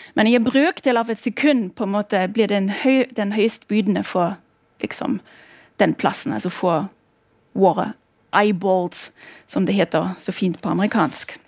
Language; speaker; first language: Norwegian; non-native, fluent; German